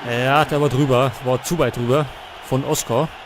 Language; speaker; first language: German; native; German